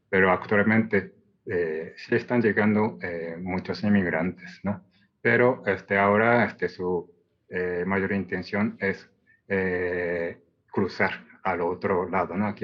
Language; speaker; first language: Spanish; non-native, fluent; Japanese